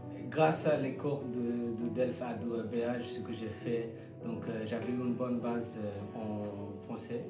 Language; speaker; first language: French; non-native, fluent; Bangla